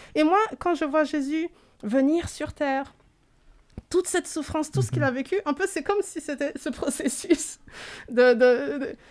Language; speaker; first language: French; native; French